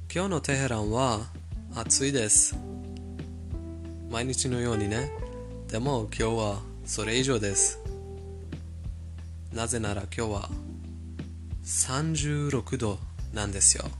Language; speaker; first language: Japanese; non-native, fluent; Persian